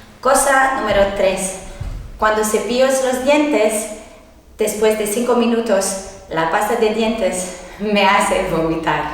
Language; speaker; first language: Spanish; non-native, learner; French